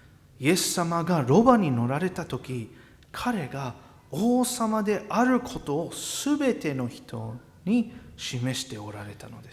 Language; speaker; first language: Japanese; non-native, fluent; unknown